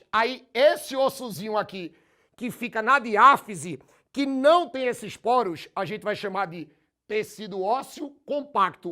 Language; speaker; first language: Portuguese; native; Portuguese